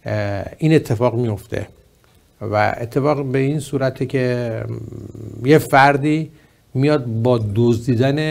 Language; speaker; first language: Persian; native; Persian